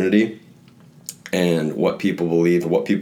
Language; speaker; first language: English; native; English